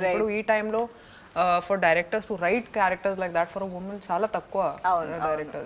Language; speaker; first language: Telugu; non-native, local second language; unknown